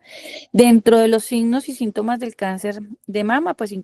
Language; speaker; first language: Spanish; native; Spanish